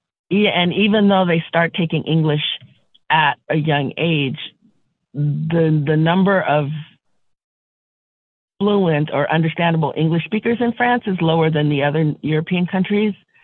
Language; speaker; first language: English; native; English